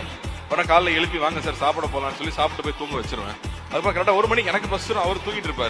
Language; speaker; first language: Tamil; native; Tamil